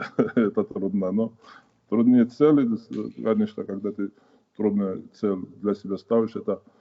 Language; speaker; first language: Russian; non-native, fluent; Georgian